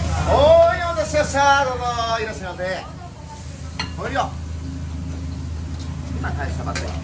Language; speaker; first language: Japanese; native; Japanese